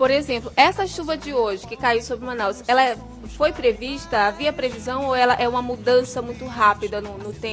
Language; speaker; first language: Portuguese; native; Portuguese